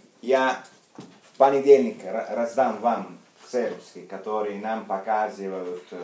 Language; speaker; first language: Russian; non-native, fluent; Italian